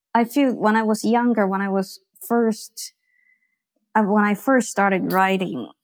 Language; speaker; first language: English; non-native, fluent; Chinese